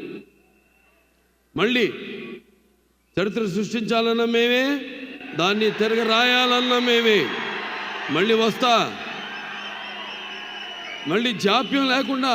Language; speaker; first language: Telugu; native; Telugu